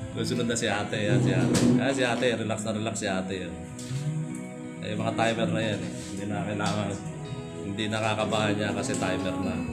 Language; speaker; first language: Filipino; native; Filipino